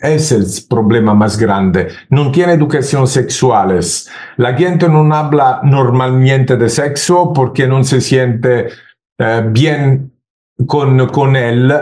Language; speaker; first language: Spanish; non-native, learner; Italian